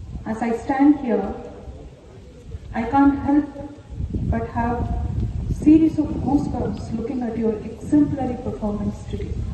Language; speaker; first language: English; non-native, local second language; Telugu